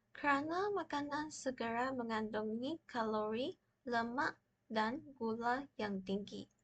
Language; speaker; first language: Malay; non-native, local second language; Chinese